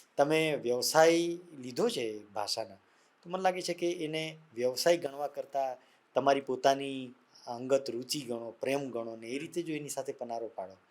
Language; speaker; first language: Gujarati; non-native, local second language; Vasavi